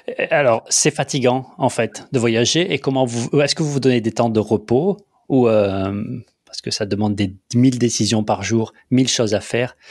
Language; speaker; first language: French; native; French